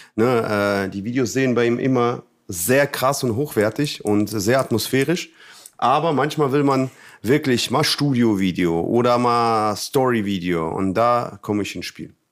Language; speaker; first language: German; non-native, fluent; Russian